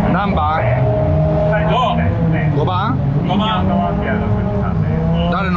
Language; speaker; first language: Japanese; native; Japanese